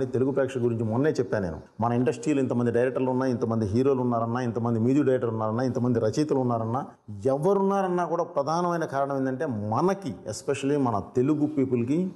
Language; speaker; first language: Telugu; native; Telugu